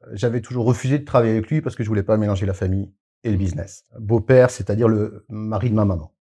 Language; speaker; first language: French; native; French